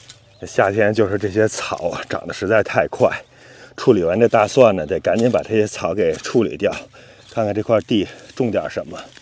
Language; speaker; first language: Chinese; native; Chinese